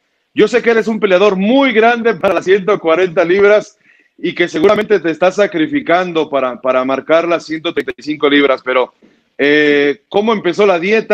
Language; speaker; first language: Spanish; native; Spanish